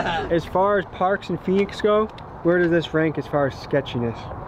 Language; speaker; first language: English; native; English